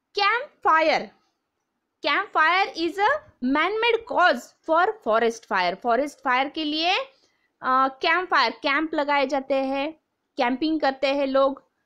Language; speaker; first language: Hindi; non-native, local second language; Marathi